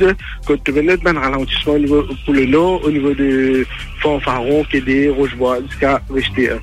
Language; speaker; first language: French; non-native, local second language; Morisyen